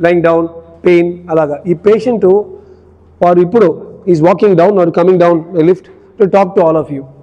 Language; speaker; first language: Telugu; non-native, learner; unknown